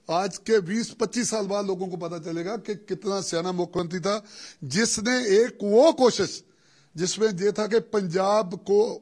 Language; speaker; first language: Hindi; non-native, local second language; Punjabi